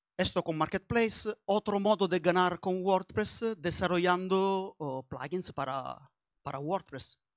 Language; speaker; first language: Spanish; non-native, learner; Italian